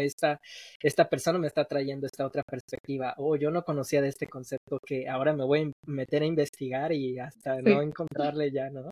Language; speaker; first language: Spanish; native; Spanish